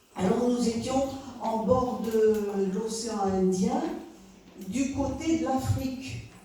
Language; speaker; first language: French; native; French